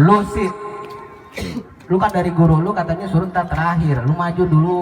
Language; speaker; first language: Indonesian; native; Indonesian